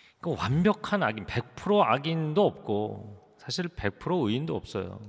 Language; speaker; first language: Korean; native; Korean